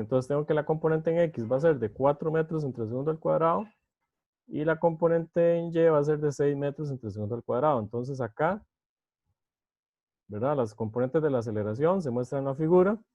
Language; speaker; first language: Spanish; native; Spanish